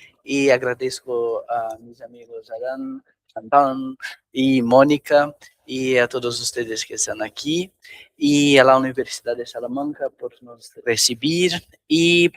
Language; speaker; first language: Spanish; non-native, fluent; Portuguese